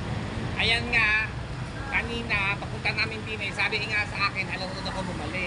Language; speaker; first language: Filipino; native; Filipino